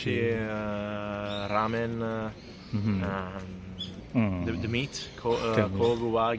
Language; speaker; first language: English; non-native, learner; Italian